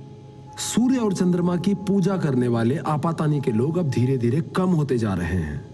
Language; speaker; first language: Hindi; native; Hindi